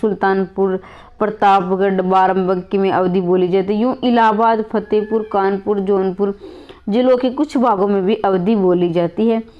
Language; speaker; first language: Hindi; native; Hindi